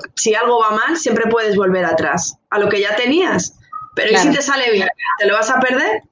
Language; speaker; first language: Spanish; native; Spanish